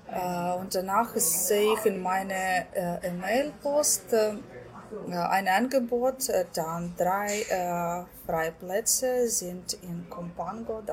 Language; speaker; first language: German; non-native, learner; Ukrainian